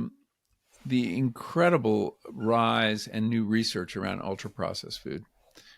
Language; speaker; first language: English; native; English